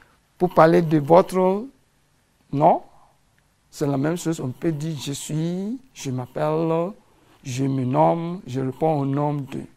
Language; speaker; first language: French; non-native, fluent; English